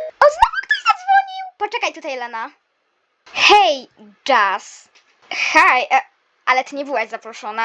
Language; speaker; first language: Polish; native; Polish